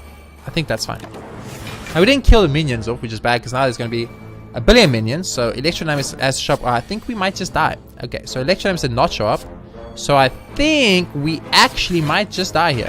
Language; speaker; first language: English; native; English